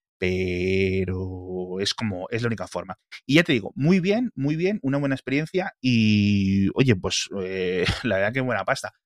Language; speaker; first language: Spanish; native; Spanish